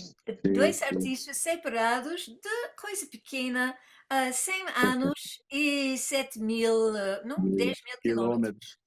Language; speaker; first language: Portuguese; non-native, fluent; English